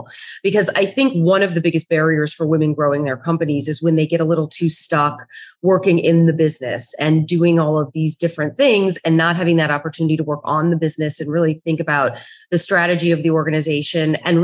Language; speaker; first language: English; native; English